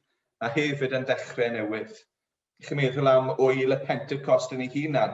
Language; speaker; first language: Welsh; native; Welsh